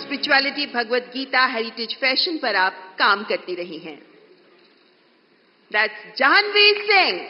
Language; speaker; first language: Hindi; native; Hindi